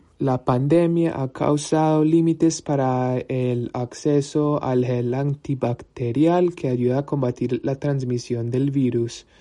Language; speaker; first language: Spanish; early bilingual, heritage; Spanish